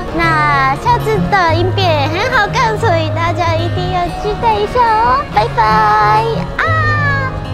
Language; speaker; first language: Chinese; non-native, fluent; Japanese